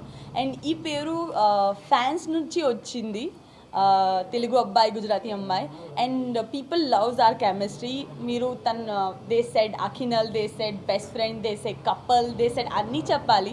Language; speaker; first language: Telugu; non-native, learner; Gujarati